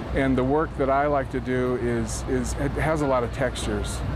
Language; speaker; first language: English; native; English